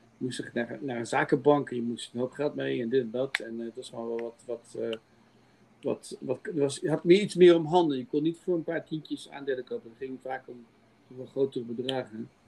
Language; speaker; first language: Dutch; native; Dutch